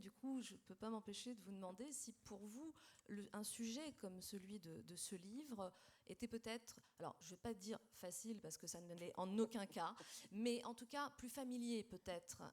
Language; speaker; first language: French; native; French